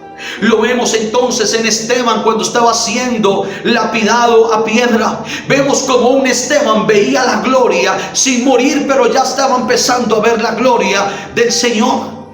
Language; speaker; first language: Spanish; native; Spanish